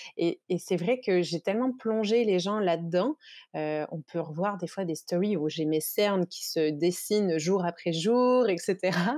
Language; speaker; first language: French; native; French